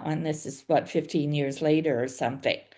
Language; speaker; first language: English; native; English